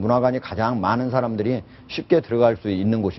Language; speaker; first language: Korean; native; Korean